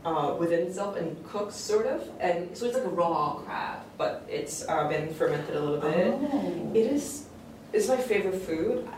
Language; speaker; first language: English; early bilingual, other home language; Korean